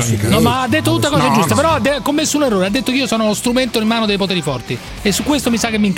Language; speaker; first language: Italian; native; Italian